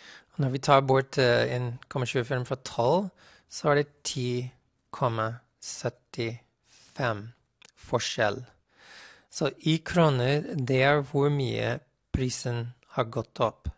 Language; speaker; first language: Norwegian; non-native, fluent; English